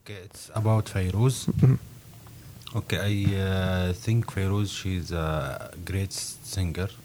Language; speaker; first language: English; non-native, learner; Arabic